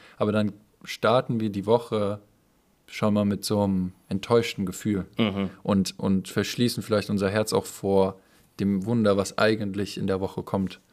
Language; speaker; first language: German; native; German